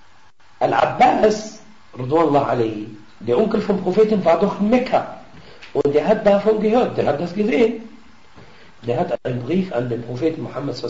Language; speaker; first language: German; non-native, fluent; Arabic